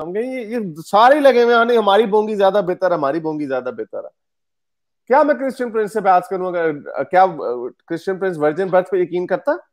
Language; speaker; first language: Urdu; native; Urdu